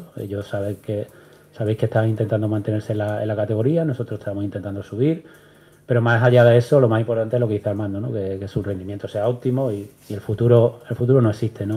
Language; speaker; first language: Spanish; native; Spanish